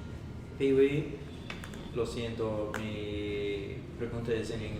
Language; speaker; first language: Spanish; non-native, learner; English